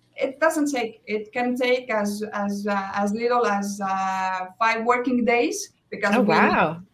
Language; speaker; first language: English; non-native, fluent; Estonian